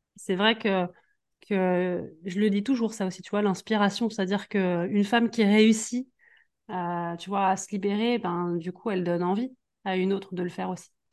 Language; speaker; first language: French; native; French